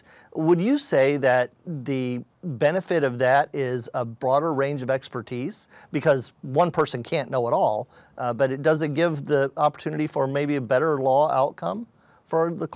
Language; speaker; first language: English; native; English